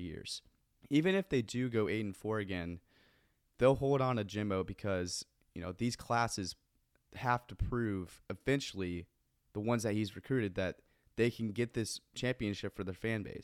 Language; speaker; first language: English; native; English